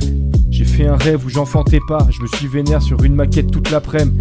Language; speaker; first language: French; native; French